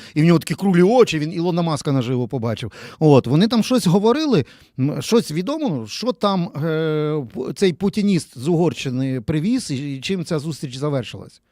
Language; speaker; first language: Ukrainian; native; Ukrainian